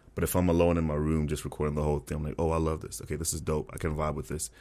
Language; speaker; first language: English; non-native, local second language; Tswana